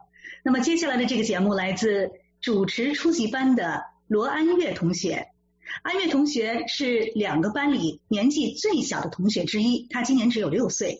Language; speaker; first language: Chinese; native; Chinese